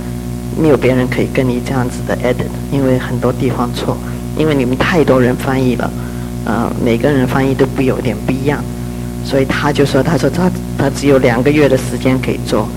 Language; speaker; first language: Chinese; early bilingual, heritage; Chinese